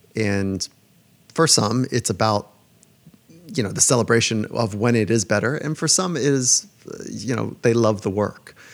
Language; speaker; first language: English; native; English